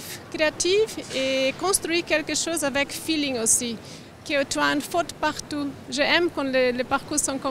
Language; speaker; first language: French; non-native, learner; Portuguese